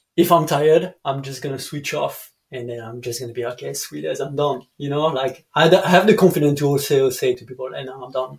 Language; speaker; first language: English; non-native, fluent; French